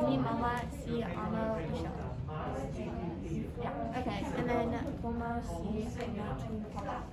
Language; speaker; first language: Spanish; non-native, learner; English